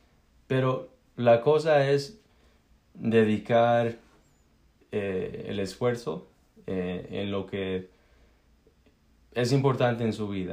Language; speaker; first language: Spanish; early bilingual, heritage; Spanish